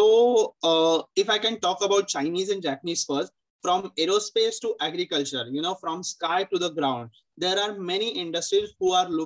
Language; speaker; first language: English; non-native, local second language; Marathi